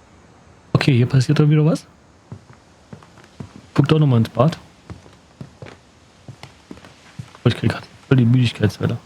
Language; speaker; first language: German; native; German